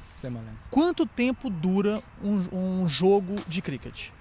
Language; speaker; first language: Portuguese; native; Portuguese